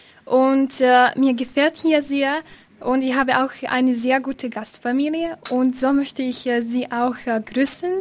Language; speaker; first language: German; non-native, learner; Slovak